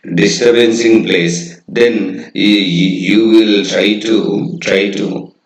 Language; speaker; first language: English; non-native, local second language; Kannada